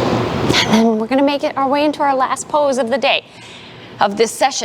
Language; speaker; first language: English; native; English